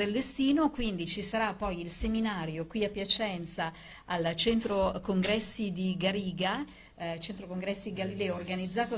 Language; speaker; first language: Italian; native; Italian